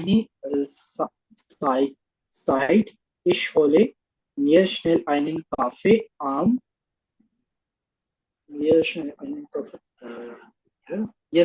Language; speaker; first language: German; non-native, learner; Hindi